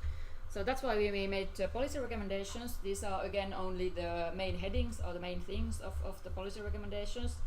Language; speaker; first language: English; non-native, fluent; Finnish